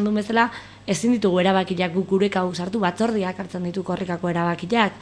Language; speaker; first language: Basque; native; Basque